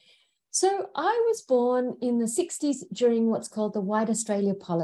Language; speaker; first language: English; native; English